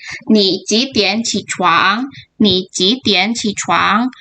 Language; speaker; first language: Chinese; non-native, fluent; Indonesian